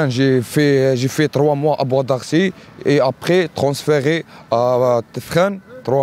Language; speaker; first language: French; non-native, learner; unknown